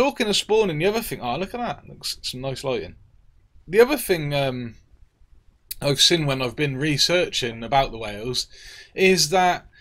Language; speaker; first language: English; native; English